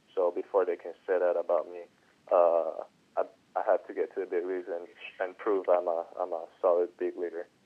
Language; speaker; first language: English; non-native, fluent; Italian